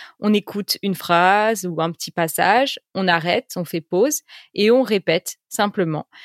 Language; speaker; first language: French; native; French